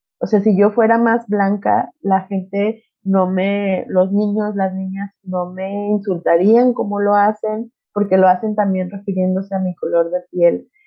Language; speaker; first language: Spanish; non-native, local second language; Nahuatl languages